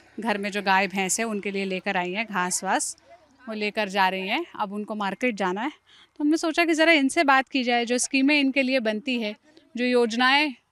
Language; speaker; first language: Hindi; native; Hindi